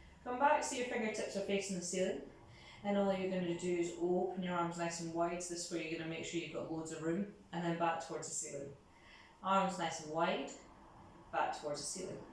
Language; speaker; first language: English; native; English